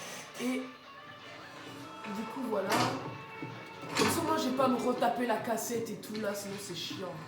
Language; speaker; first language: French; native; French